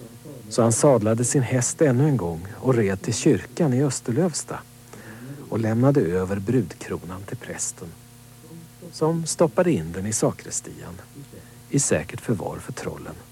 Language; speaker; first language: Swedish; native; Swedish